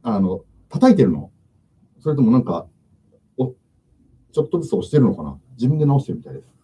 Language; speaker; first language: Japanese; native; Japanese